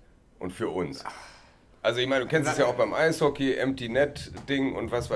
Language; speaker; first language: German; native; German